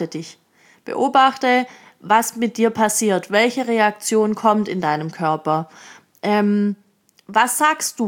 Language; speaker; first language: German; native; German